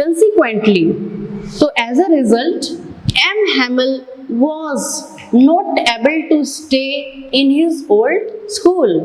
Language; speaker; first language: English; non-native, local second language; Hindi